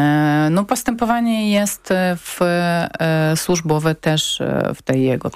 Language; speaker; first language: Polish; non-native, learner; Ukrainian